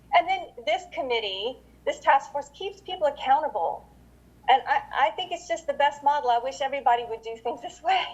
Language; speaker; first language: English; native; English